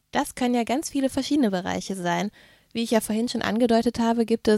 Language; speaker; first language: German; native; German